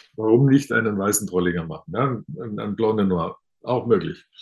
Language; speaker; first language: German; native; German